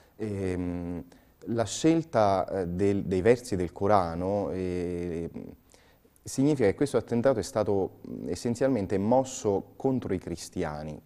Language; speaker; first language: Italian; native; Italian